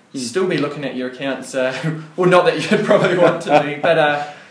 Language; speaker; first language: English; native; English